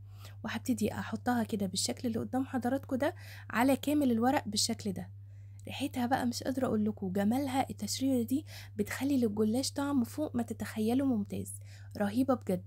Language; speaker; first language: Arabic; native; Arabic